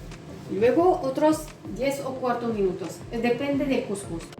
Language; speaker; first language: Spanish; non-native, fluent; Arabic